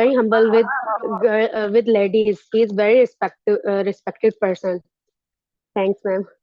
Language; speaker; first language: English; non-native, learner; Urdu